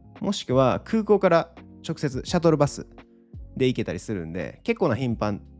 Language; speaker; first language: Japanese; native; Japanese